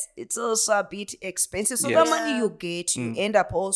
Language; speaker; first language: English; non-native, local second language; Kinyarwanda